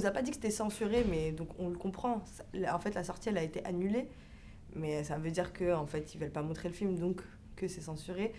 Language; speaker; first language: French; early bilingual, other home language; Arabic